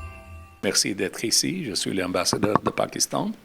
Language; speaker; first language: French; non-native, fluent; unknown